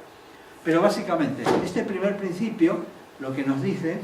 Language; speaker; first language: Spanish; native; Spanish